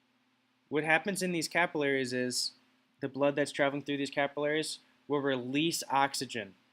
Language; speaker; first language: English; native; English